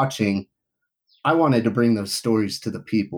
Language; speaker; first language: English; native; English